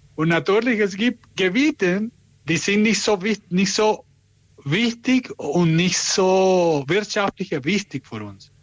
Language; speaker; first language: German; non-native, learner; Spanish